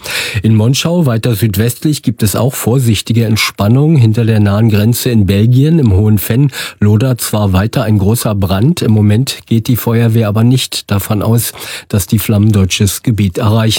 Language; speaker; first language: German; native; German